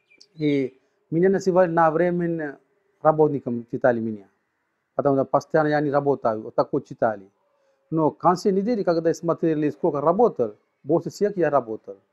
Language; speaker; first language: Russian; non-native, learner; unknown